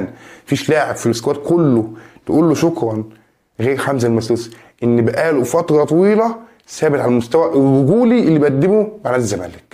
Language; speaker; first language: Arabic; native; Arabic